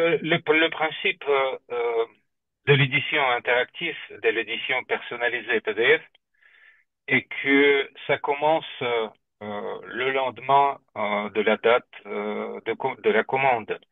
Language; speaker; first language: French; non-native, fluent; Russian